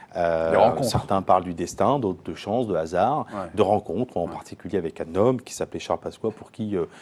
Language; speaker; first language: French; native; French